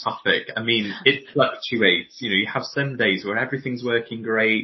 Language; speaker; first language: English; native; English